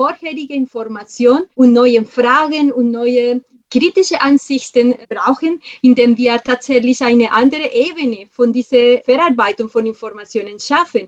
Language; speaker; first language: German; non-native, fluent; Spanish